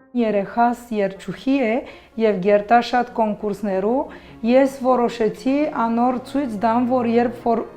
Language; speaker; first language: Armenian; early bilingual, heritage; Armenian